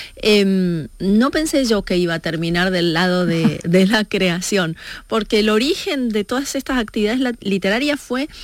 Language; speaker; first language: Spanish; native; Spanish